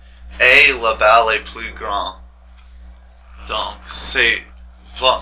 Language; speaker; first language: French; non-native, learner; English